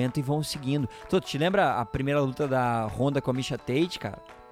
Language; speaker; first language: Portuguese; native; Portuguese